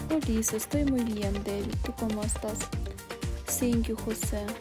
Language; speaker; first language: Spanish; non-native, learner; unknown